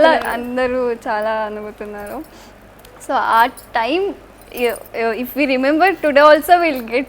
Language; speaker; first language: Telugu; non-native, learner; Kannada